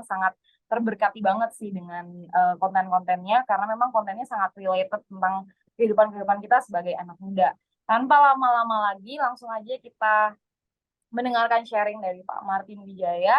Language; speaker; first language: Indonesian; native; Indonesian